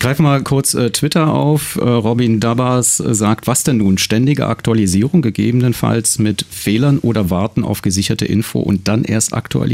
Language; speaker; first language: German; native; German